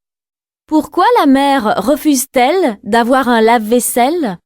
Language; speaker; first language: French; native; French